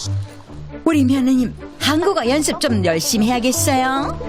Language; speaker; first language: Korean; native; Korean